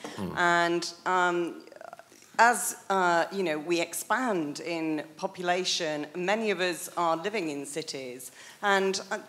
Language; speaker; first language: English; native; English